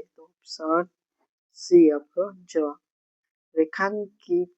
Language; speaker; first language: Hindi; non-native, local second language; Gujarati